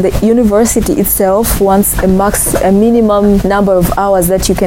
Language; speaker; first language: English; non-native, local second language; Ganda